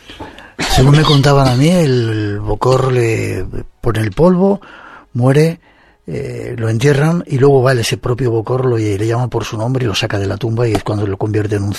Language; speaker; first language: Spanish; native; Spanish